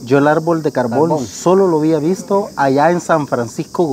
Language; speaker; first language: Spanish; native; Spanish